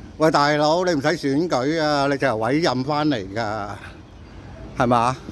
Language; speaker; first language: Cantonese; native; Cantonese